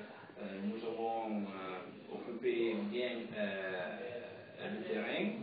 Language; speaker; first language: French; non-native, fluent; Italian